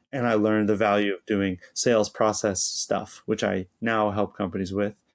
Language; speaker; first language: English; native; English